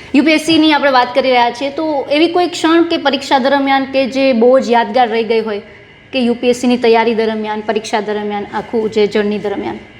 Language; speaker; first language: Gujarati; native; Gujarati